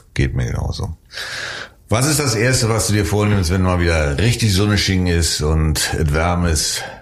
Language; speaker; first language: German; native; German